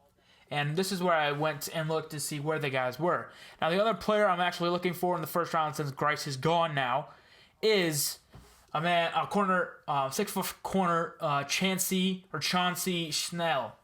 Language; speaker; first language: English; native; English